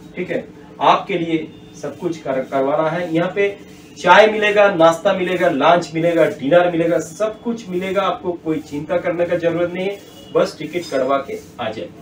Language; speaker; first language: Hindi; non-native, local second language; Bangla